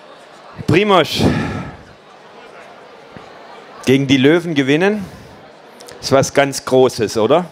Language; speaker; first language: German; native; German